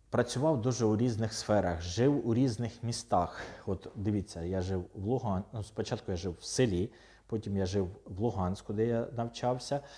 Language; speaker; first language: Ukrainian; non-native, local second language; Russian